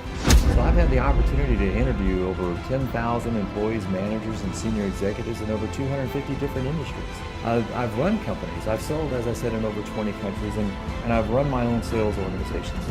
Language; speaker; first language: English; native; English